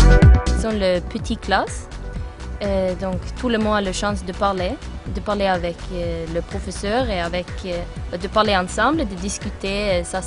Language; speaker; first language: French; non-native, learner; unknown